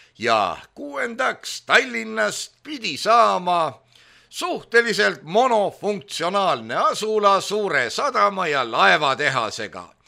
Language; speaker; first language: Estonian; native; Estonian